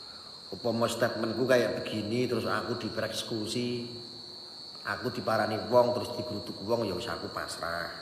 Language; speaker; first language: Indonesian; non-native, local second language; Javanese